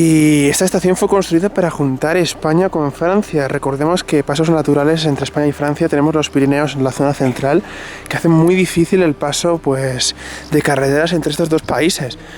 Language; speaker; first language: Spanish; native; Spanish